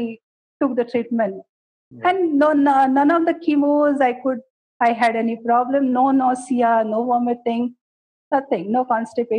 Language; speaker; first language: English; non-native, local second language; Kannada